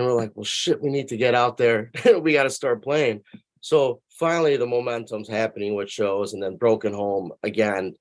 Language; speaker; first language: English; native; English